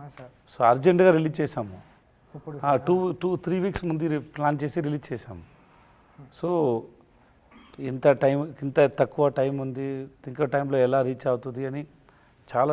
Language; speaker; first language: Telugu; non-native, learner; Tamil